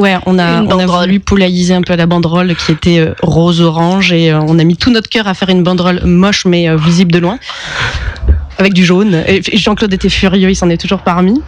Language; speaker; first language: French; native; French